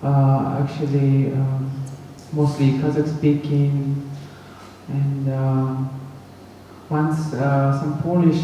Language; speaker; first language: English; non-native, fluent; Russian